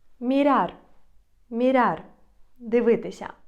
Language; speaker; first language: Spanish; non-native, fluent; Ukrainian